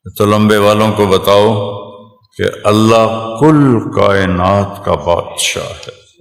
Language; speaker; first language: Urdu; non-native, local second language; Punjabi